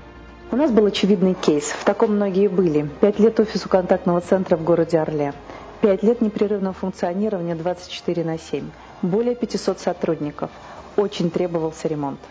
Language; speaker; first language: Russian; native; Russian